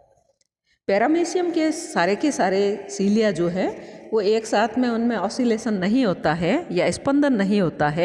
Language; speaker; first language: Hindi; native; Hindi